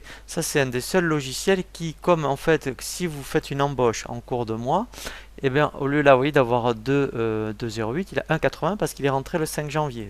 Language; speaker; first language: French; native; French